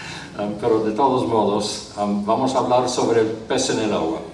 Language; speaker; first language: Spanish; non-native, fluent; English